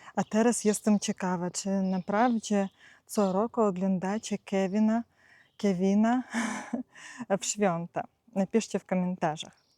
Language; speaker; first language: Polish; non-native, fluent; Ukrainian